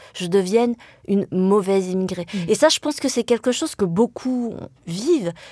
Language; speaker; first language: French; early bilingual, other home language; Vietnamese